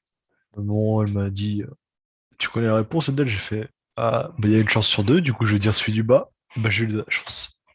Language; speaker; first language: French; native; French